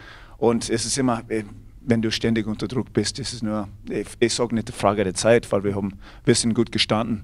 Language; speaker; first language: German; non-native, fluent; English